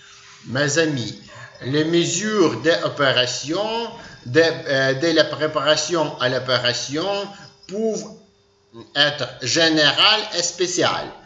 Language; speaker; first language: French; non-native, learner; Ukrainian